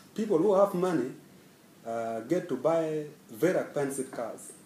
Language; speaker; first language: English; non-native, fluent; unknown